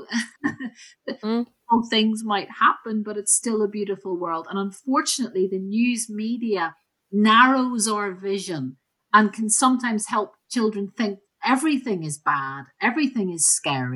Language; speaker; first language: English; native; English